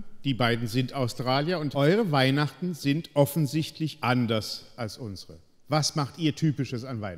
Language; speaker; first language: German; native; German